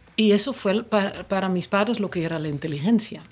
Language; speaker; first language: Spanish; non-native, fluent; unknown